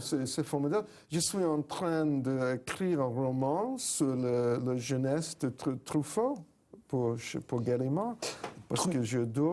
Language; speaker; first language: French; non-native, fluent; English